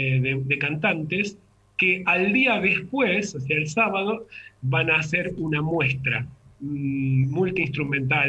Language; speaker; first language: Spanish; native; Spanish